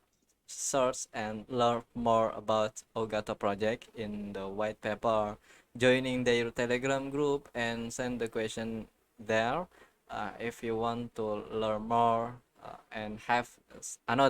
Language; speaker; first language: English; non-native, learner; Indonesian